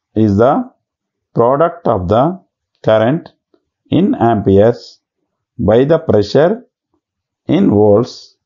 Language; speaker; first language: English; non-native, local second language; Telugu